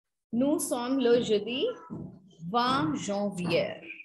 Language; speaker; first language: French; non-native, fluent; Hindi